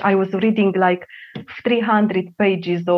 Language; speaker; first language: English; non-native, fluent; Romanian